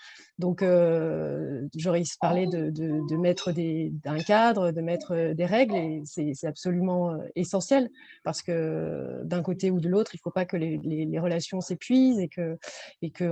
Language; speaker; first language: French; native; French